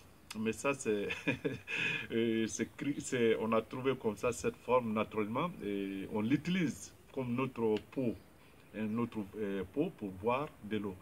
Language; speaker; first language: French; non-native, local second language; Bambara